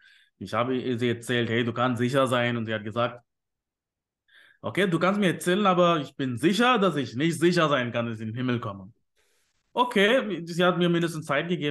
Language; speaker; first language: German; non-native, fluent; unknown